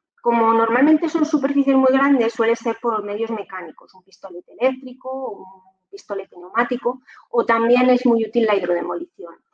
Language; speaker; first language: Spanish; native; Spanish